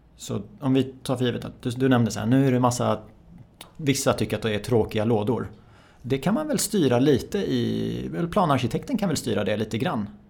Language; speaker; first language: Swedish; early bilingual, other home language; Persian